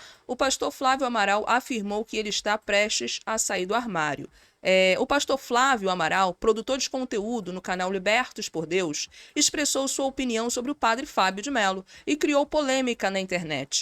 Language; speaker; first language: Portuguese; native; Portuguese